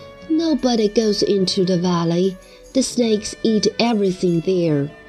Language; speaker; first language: English; non-native, fluent; Chinese